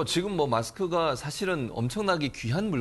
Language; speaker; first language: Korean; native; Korean